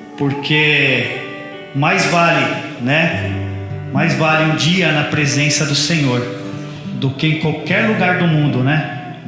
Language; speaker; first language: Portuguese; native; Portuguese